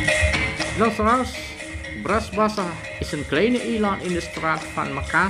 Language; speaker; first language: Dutch; non-native, fluent; Indonesian